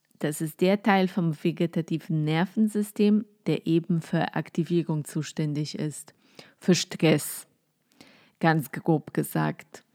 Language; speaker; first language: German; non-native, fluent; Polish